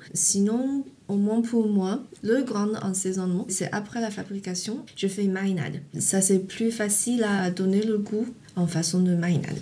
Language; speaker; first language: French; non-native, fluent; Chinese